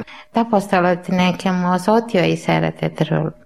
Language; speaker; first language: Hungarian; non-native, learner; Malayalam